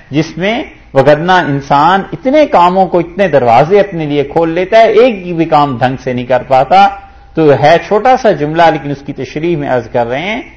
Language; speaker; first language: Urdu; native; Urdu